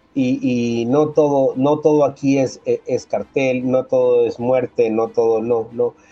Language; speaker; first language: Spanish; native; Spanish